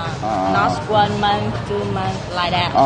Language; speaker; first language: English; non-native, learner; Vietnamese